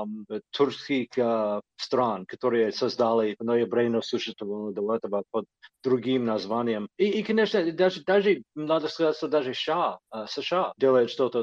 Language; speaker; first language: Russian; non-native, fluent; English